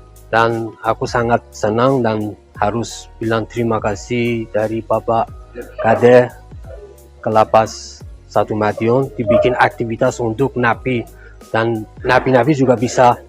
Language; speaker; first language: Indonesian; non-native, learner; Persian